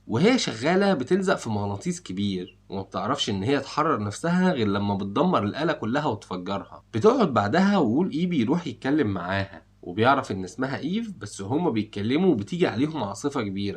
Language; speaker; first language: Arabic; native; Arabic